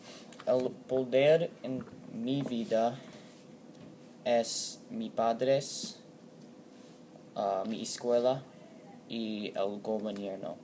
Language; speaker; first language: Spanish; non-native, learner; English